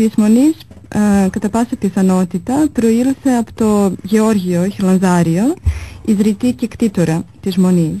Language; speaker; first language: Greek; non-native, fluent; Serbian